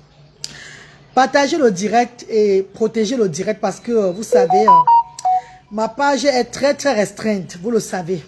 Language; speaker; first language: French; non-native, local second language; Lingala